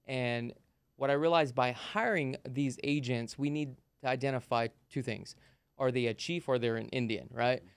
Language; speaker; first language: English; native; English